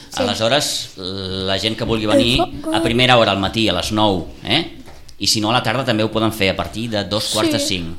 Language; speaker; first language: Catalan; native; Catalan